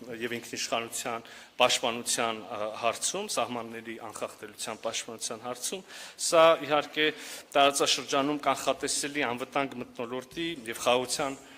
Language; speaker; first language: Armenian; native; Armenian